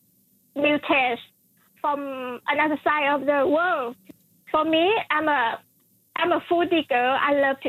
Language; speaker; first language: English; non-native, fluent; Thai